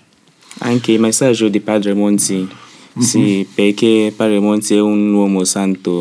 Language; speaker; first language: Italian; non-native, learner; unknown